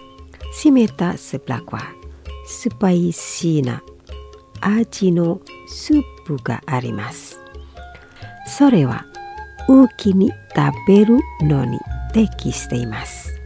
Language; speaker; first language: Japanese; non-native, fluent; Indonesian